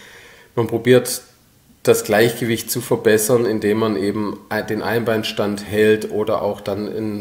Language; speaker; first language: German; native; German